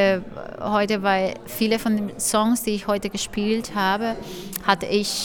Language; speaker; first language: German; non-native, fluent; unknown